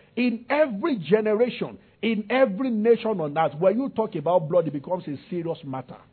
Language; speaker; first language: English; non-native, local second language; Yoruba